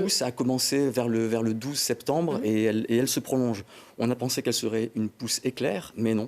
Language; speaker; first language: French; native; French